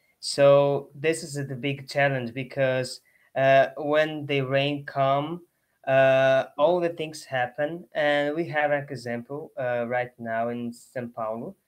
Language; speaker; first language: English; non-native, learner; Portuguese